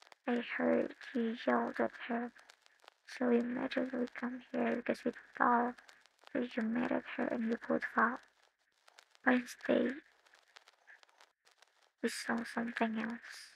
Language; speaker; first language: English; non-native, learner; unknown